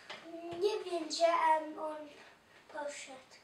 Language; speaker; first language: Polish; early bilingual, heritage; Polish